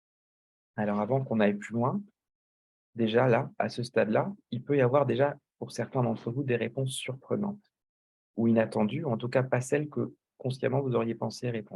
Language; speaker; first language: French; native; French